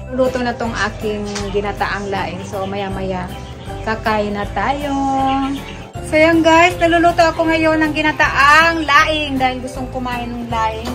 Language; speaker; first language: Filipino; non-native, local second language; Bikol